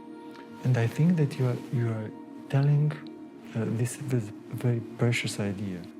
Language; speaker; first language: English; non-native, fluent; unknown